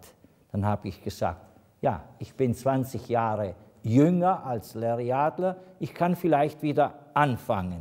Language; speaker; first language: German; non-native, fluent; Italian